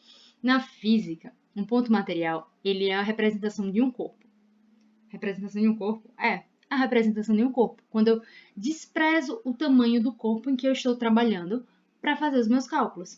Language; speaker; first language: Portuguese; native; Portuguese